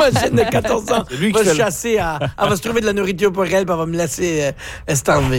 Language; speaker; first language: French; native; French